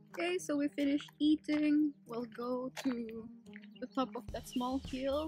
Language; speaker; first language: English; non-native, local second language; Filipino